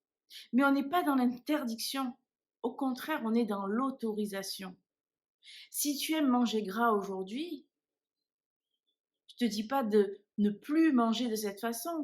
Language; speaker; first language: French; native; French